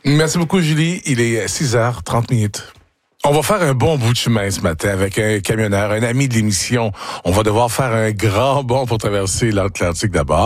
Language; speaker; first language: French; native; French